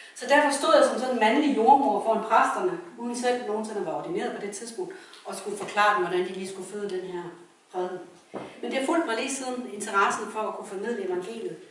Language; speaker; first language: Danish; native; Danish